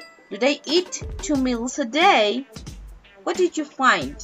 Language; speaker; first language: English; non-native, fluent; Spanish